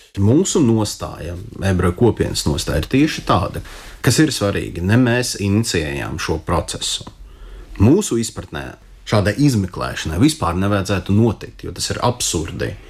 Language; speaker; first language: Latvian; non-native, local second language; Russian